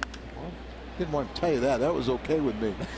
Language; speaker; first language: English; native; English